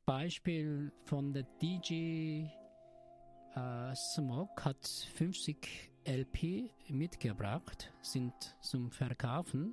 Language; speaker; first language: German; non-native, learner; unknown